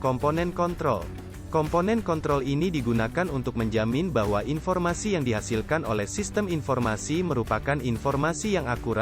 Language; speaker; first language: Indonesian; native; Indonesian